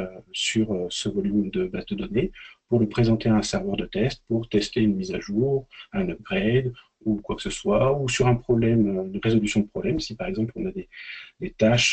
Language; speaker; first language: French; native; French